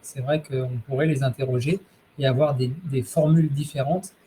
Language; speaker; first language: French; native; French